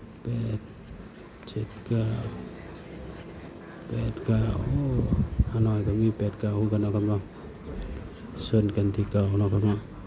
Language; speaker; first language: Thai; non-native, local second language; Lao